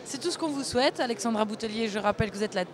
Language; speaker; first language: French; native; French